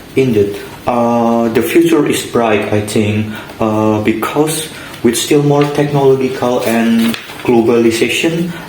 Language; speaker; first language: English; non-native, learner; Indonesian